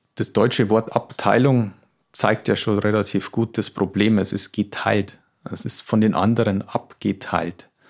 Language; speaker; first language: German; native; German